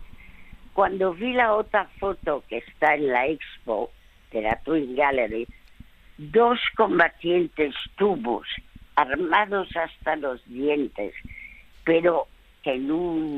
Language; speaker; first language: Spanish; early bilingual, other home language; French